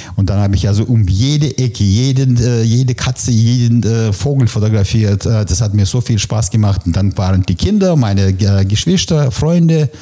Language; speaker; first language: German; non-native, fluent; Russian